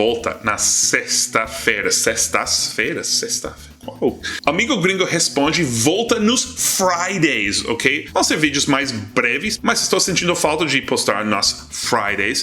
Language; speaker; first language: Portuguese; non-native, fluent; English